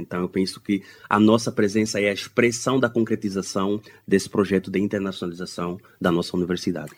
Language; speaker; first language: Portuguese; non-native, local second language; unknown